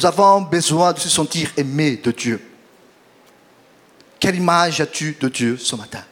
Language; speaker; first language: French; non-native, fluent; Portuguese